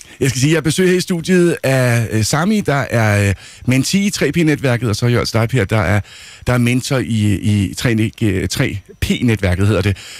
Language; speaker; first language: Danish; native; Danish